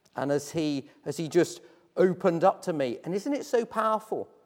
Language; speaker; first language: English; native; English